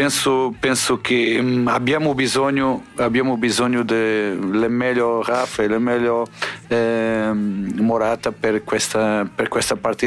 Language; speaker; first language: Italian; non-native, fluent; Portuguese